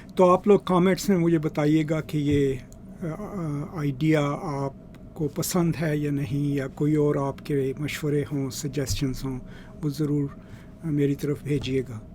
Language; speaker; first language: Urdu; non-native, local second language; Punjabi